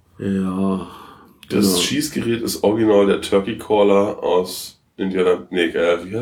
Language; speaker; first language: German; native; German